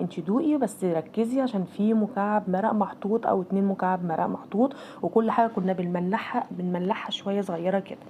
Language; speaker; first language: Arabic; native; Arabic